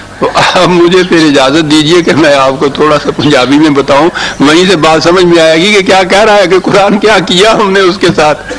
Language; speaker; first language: Urdu; non-native, local second language; Punjabi